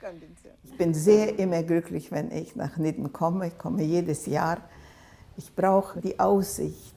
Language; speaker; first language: German; non-native, fluent; Lithuanian